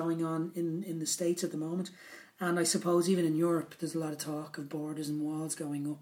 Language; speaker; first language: English; native; English